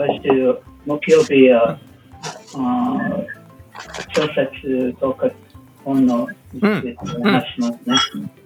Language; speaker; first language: Japanese; non-native, learner; English